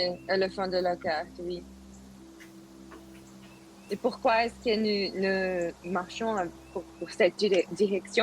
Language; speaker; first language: French; non-native, learner; Spanish